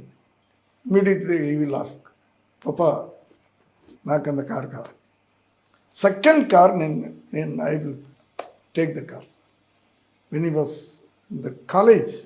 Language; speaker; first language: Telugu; non-native, learner; Tamil